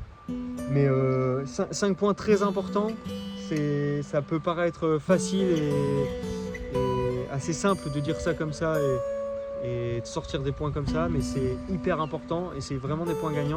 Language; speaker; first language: French; native; French